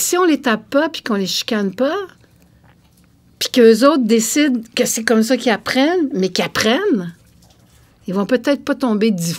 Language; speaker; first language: French; native; French